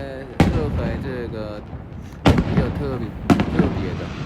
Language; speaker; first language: Chinese; non-native, fluent; Japanese